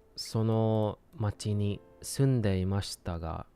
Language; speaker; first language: Japanese; non-native, learner; English